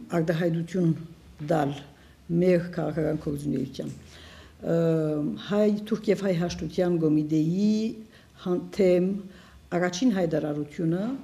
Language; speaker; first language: Armenian; early bilingual, heritage; Armenian